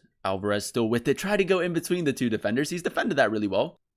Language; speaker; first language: English; native; English